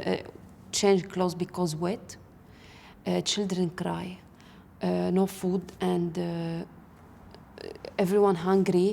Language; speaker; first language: English; non-native, learner; Arabic